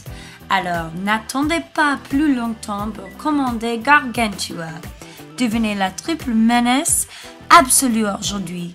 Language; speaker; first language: French; non-native, learner; English